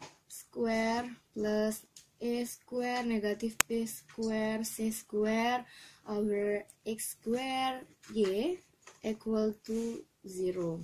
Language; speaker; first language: English; non-native, learner; Indonesian